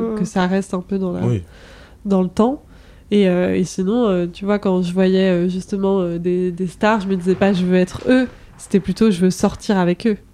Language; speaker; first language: French; native; French